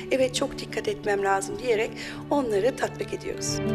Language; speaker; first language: Turkish; early bilingual, heritage; German